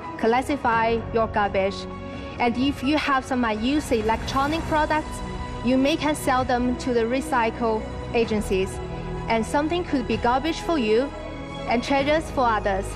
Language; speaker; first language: English; non-native, fluent; Chinese